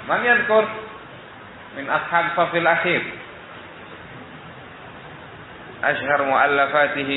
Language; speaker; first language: Arabic; non-native, fluent; Indonesian